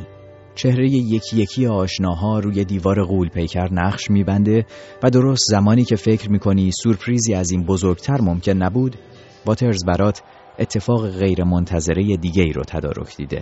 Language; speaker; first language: Persian; native; Persian